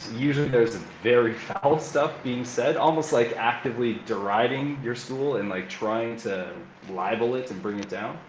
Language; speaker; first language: English; native; English